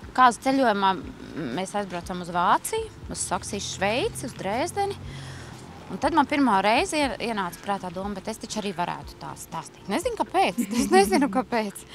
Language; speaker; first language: Latvian; native; Latvian